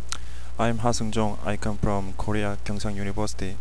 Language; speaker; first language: English; non-native, learner; Korean